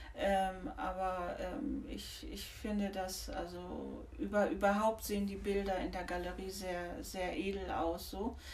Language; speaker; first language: German; native; German